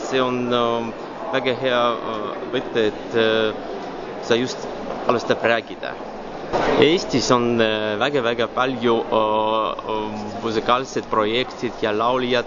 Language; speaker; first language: Estonian; non-native, local second language; Russian